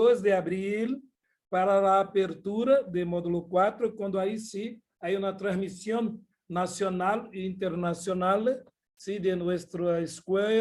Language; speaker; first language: Portuguese; non-native, fluent; Spanish